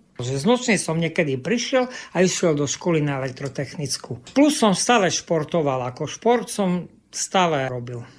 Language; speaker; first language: Slovak; non-native, local second language; Rusyn